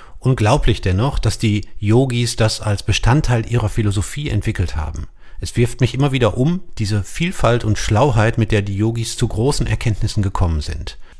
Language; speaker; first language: German; native; German